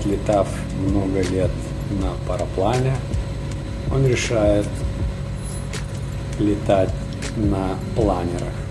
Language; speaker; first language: Russian; native; Russian